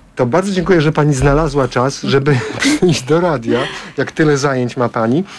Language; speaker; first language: Polish; native; Polish